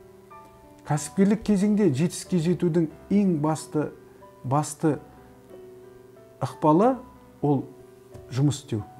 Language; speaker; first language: Kazakh; native; Kazakh